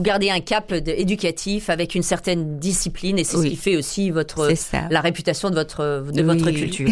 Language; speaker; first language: French; native; French